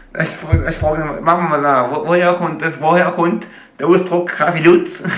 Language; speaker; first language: German; native; German